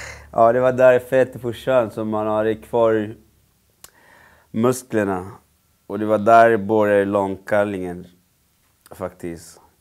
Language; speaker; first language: Swedish; non-native, fluent; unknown